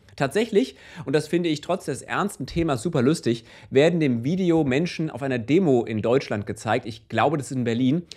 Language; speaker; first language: German; native; German